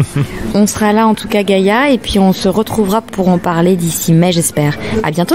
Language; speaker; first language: French; native; French